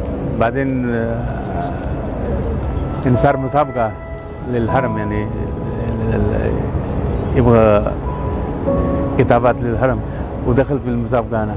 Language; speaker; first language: Arabic; non-native, fluent; Urdu